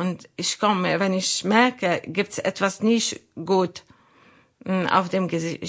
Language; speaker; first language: German; non-native, learner; Arabic